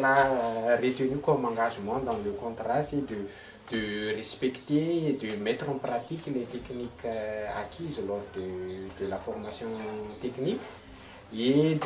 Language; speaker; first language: French; non-native, local second language; Malagasy